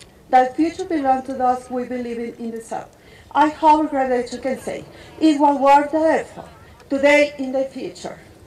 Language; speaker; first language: English; non-native, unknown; Spanish